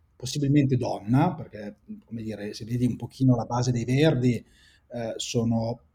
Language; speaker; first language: Italian; native; Italian